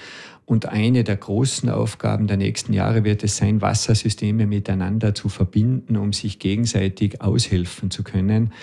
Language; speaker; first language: German; native; German